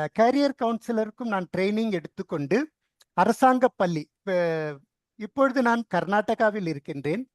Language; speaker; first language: Tamil; non-native, local second language; Telugu